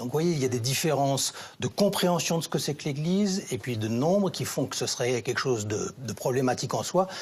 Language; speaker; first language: French; native; French